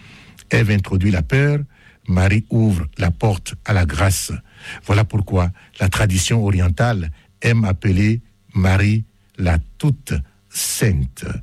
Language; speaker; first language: French; native; French